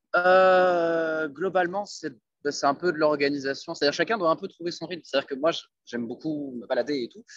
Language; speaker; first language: French; native; French